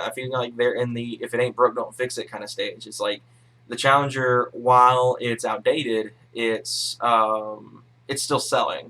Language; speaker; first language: English; native; English